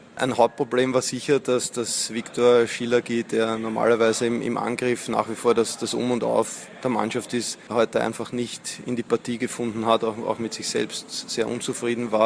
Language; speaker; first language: German; native; German